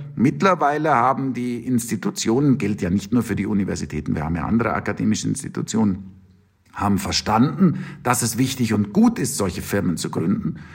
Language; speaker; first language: German; native; German